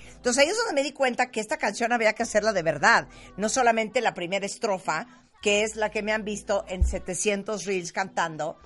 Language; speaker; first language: Spanish; native; Spanish